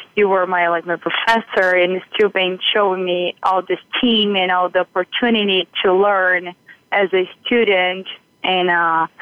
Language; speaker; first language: English; non-native, fluent; Portuguese